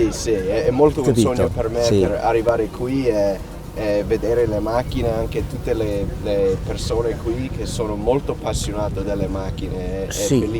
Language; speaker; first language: Italian; non-native, learner; English